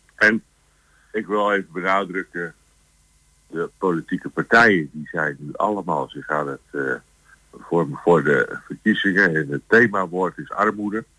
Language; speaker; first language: Dutch; native; Dutch